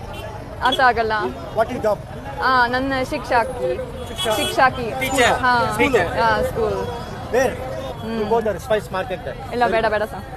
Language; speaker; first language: Kannada; non-native, learner; German